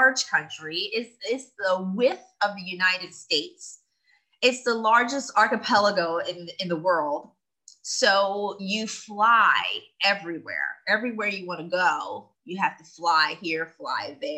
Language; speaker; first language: English; native; English